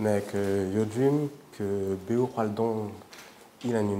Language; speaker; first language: Korean; non-native, learner; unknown